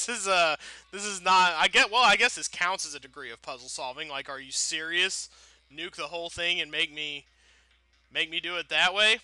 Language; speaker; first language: English; native; English